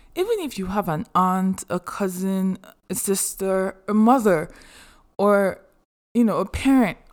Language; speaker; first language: English; non-native, local second language; Yoruba